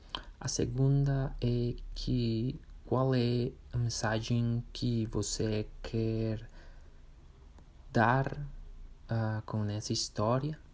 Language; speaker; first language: Portuguese; non-native, learner; Spanish